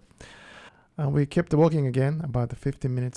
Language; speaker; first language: English; non-native, fluent; Japanese